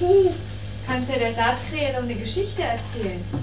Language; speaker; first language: German; native; German